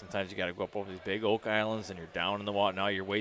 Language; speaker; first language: English; native; English